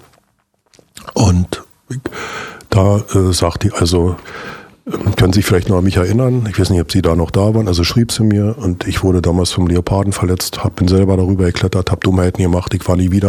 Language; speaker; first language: German; native; German